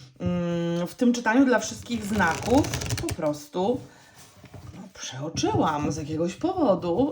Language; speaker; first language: Polish; native; Polish